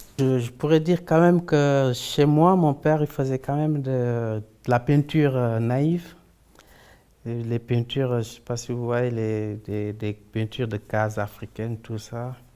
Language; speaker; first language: French; non-native, local second language; Wolof